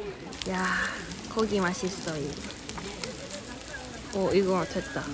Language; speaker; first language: Korean; non-native, learner; Cantonese